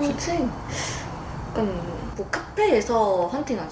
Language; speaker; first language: Korean; non-native, fluent; Vietnamese